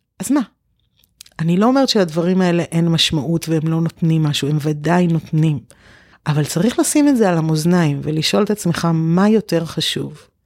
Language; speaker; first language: Hebrew; early bilingual, other home language; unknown